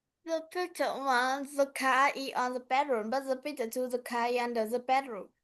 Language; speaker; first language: English; non-native, learner; Vietnamese